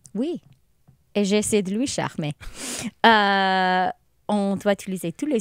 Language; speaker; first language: French; non-native, local second language; English